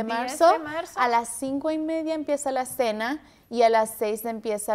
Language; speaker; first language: Spanish; early bilingual, heritage; Spanish